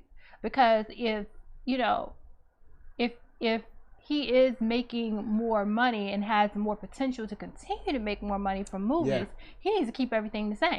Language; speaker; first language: English; native; English